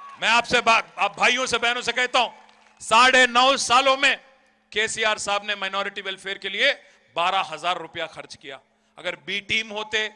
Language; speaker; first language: Hindi; non-native, local second language; Telugu